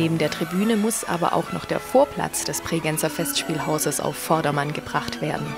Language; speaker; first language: German; native; German